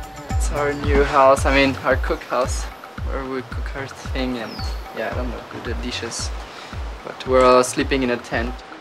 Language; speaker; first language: English; non-native, fluent; French